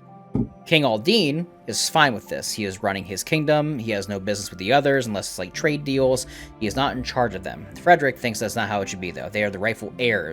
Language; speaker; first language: English; native; English